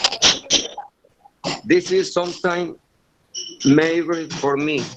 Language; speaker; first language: English; non-native, learner; Spanish